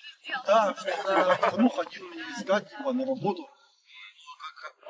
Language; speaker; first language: Russian; native; Russian